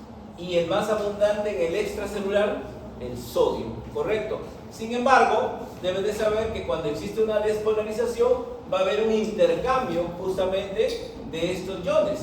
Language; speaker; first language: Spanish; native; Spanish